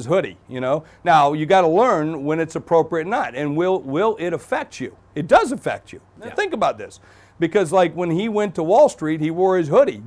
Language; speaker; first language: English; native; English